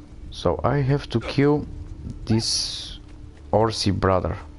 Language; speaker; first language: English; non-native, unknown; Bulgarian